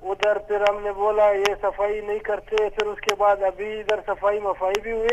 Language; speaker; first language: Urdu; non-native, local second language; Pashto